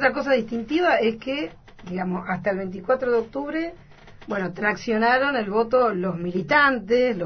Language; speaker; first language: Spanish; native; Spanish